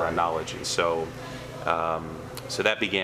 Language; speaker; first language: English; native; English